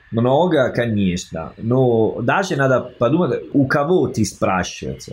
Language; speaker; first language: Russian; non-native, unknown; Italian